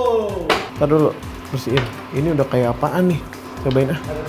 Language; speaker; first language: Indonesian; native; Indonesian